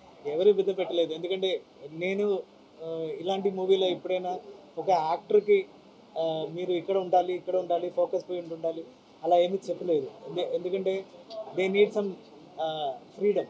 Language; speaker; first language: Telugu; non-native, fluent; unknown